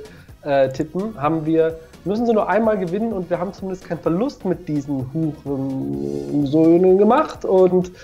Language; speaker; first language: German; native; German